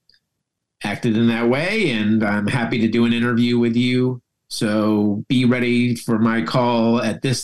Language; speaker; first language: English; native; English